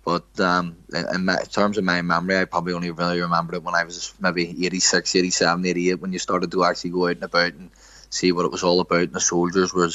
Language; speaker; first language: English; native; English